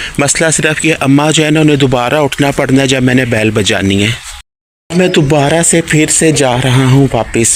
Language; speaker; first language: Urdu; non-native, local second language; Punjabi